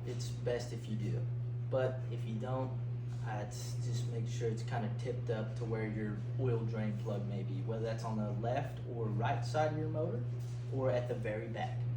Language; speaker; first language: English; native; English